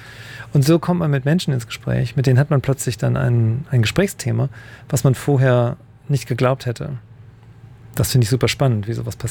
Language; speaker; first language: German; native; German